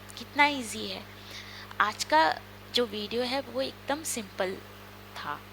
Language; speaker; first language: Hindi; non-native, local second language; Marathi